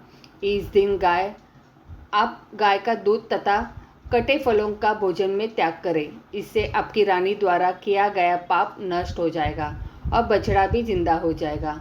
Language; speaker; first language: Hindi; native; Hindi